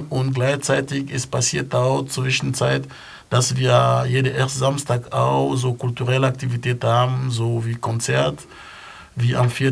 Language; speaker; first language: German; non-native, fluent; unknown